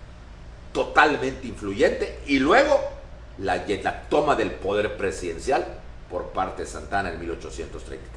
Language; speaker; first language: Spanish; native; Spanish